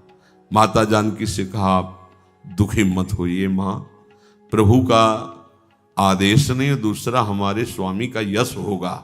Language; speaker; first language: Hindi; native; Hindi